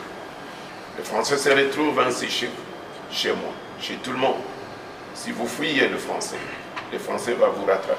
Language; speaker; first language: French; non-native, local second language; Lingala